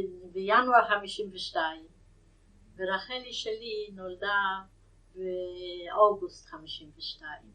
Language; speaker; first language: Hebrew; non-native, fluent; Yiddish